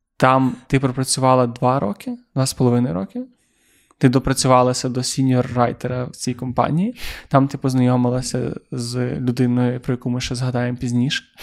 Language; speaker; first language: Ukrainian; native; Ukrainian